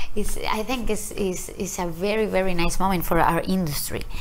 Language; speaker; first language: English; non-native, learner; Spanish